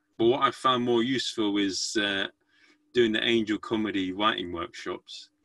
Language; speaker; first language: English; native; English